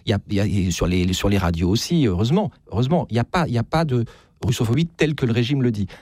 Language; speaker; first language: French; native; French